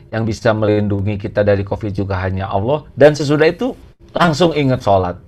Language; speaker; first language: Indonesian; native; Indonesian